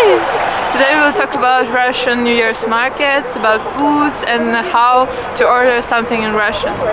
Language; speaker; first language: English; non-native, fluent; Russian